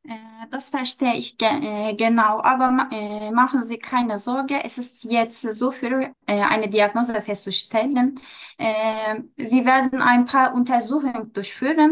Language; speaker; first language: German; non-native, learner; Turkish